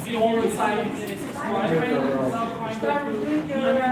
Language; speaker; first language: English; non-native, fluent; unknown